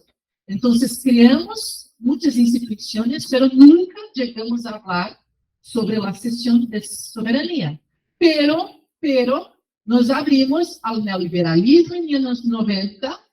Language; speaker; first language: Spanish; non-native, fluent; Portuguese